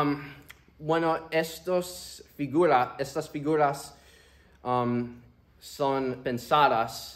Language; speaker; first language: Spanish; early bilingual, heritage; Spanish